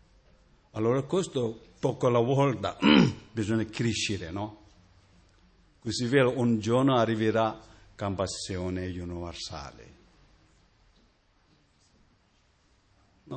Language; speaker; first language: Italian; non-native, learner; Tibetan